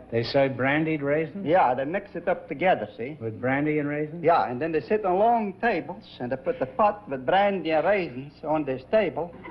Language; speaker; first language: English; non-native, fluent; Dutch